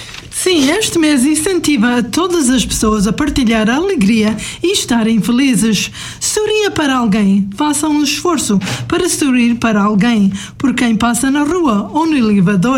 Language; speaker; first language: Portuguese; native; Portuguese